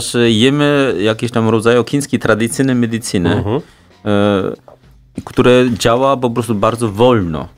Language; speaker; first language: Polish; non-native, fluent; Chinese